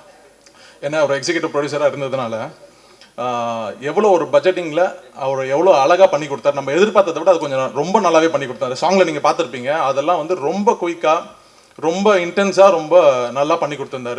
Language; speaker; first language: Tamil; native; Tamil